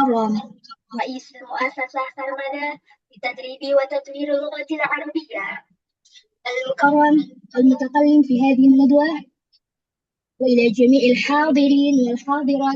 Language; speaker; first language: Arabic; non-native, learner; Indonesian